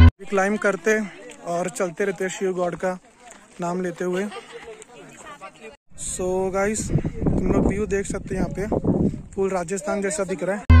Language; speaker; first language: Hindi; native; Hindi